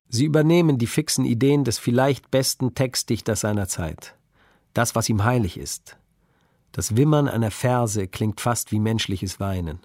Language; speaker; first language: German; native; German